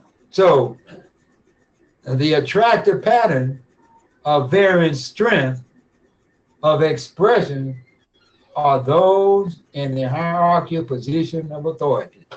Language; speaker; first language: English; native; English